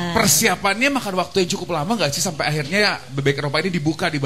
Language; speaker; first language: Indonesian; native; Indonesian